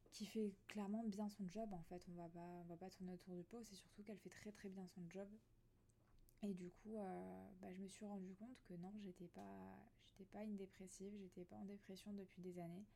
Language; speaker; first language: French; native; French